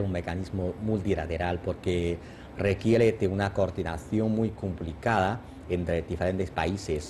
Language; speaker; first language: Spanish; non-native, fluent; Chinese